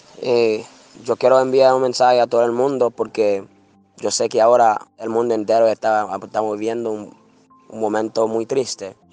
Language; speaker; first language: Spanish; non-native, learner; Haitian Creole